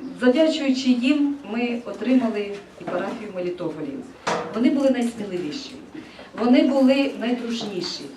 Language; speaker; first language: Ukrainian; native; Ukrainian